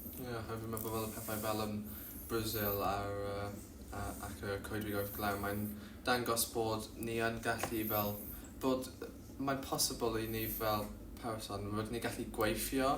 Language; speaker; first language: Welsh; non-native, local second language; English